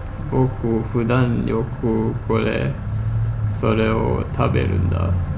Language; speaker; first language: Japanese; non-native, learner; English